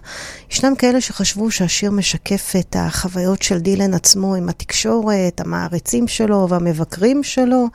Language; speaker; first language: Hebrew; native; Hebrew